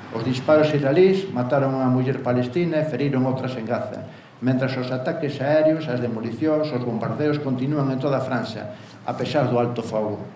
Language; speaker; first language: Galician; non-native, local second language; Spanish